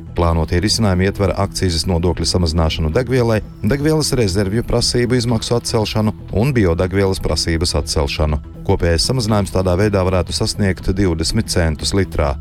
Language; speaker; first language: Latvian; native; Latvian